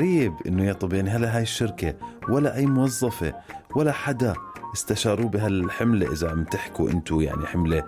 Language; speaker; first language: Arabic; native; Arabic